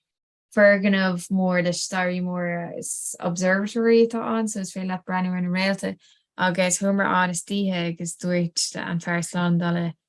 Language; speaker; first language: Irish; non-native, local second language; English